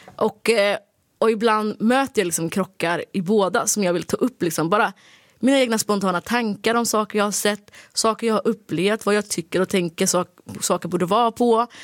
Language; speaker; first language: Swedish; early bilingual, other home language; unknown